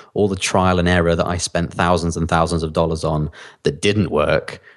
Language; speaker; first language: English; native; English